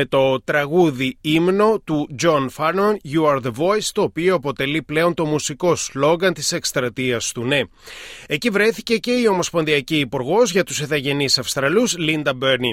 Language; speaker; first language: Greek; native; Greek